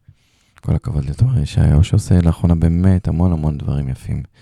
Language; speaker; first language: Hebrew; native; Hebrew